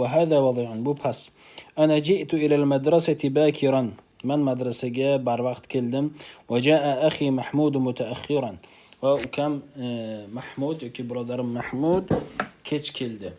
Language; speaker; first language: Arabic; non-native, fluent; Uzbek